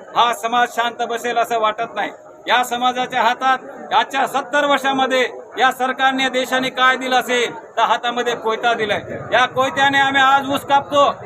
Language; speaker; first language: Marathi; non-native, local second language; Lambadi